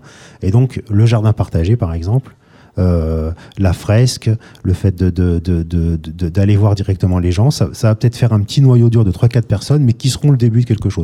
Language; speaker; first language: French; native; French